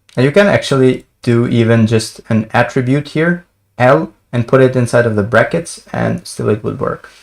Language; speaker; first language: English; non-native, fluent; Albanian